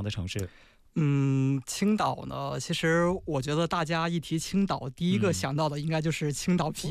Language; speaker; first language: Chinese; native; Chinese